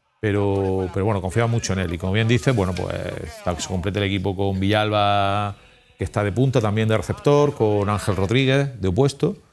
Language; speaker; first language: Spanish; native; Spanish